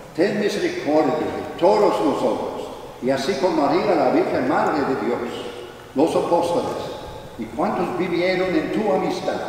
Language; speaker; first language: Spanish; non-native, fluent; English